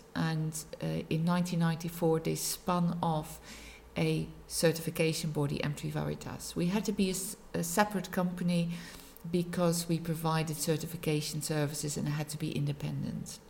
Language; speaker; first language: English; non-native, fluent; Dutch